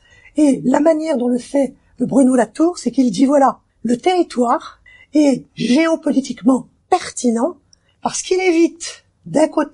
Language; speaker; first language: French; native; French